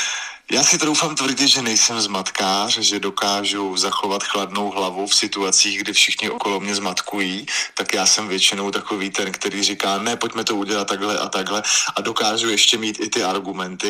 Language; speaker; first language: Czech; native; Czech